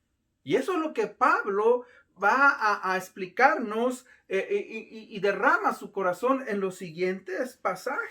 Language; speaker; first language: Spanish; native; Spanish